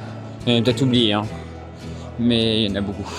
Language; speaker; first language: French; native; French